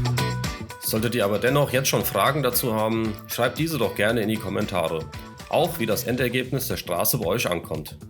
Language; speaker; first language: German; native; German